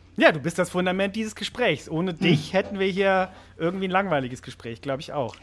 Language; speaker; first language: German; native; German